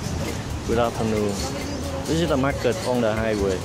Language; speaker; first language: English; non-native, fluent; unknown